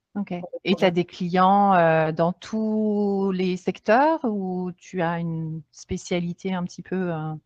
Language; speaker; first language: French; native; French